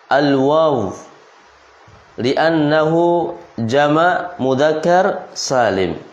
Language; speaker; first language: Arabic; non-native, fluent; Indonesian